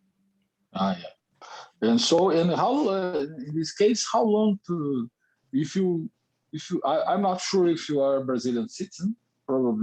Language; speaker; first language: English; non-native, learner; Portuguese